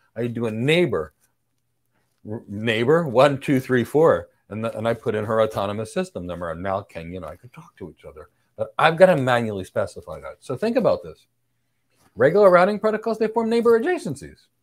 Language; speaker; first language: English; native; English